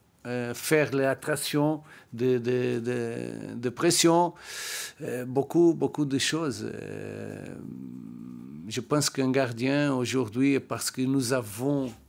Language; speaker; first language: French; non-native, learner; Portuguese